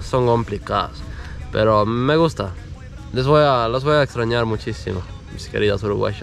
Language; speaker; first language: Spanish; non-native, fluent; Estonian